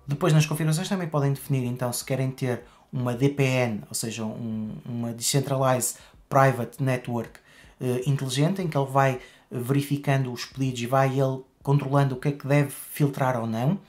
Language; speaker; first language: Portuguese; native; Portuguese